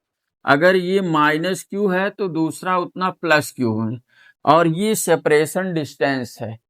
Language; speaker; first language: Hindi; native; Hindi